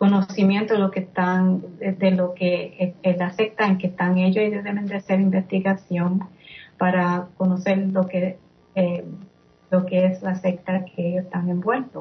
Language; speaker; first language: Spanish; early bilingual, heritage; English